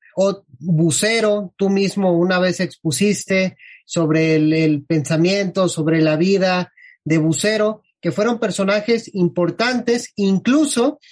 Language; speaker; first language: Spanish; native; Spanish